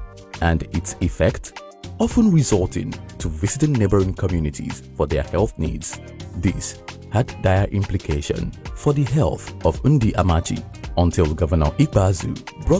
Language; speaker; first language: English; non-native, local second language; Igbo